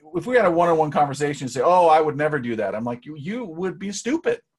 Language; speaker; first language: English; native; English